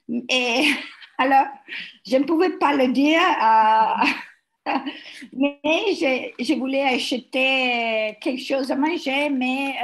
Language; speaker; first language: French; non-native, learner; Italian